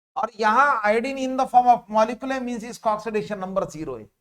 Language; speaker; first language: Hindi; non-native, local second language; Marathi